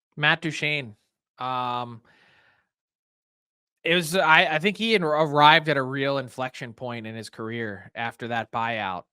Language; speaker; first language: English; native; English